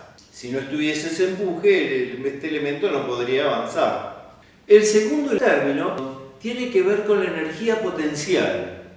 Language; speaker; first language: Spanish; native; Spanish